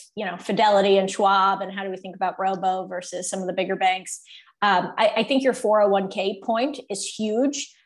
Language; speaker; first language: English; native; English